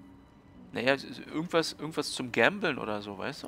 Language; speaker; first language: German; native; German